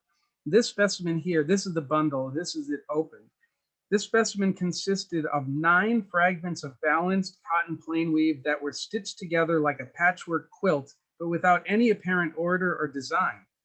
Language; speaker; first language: English; native; English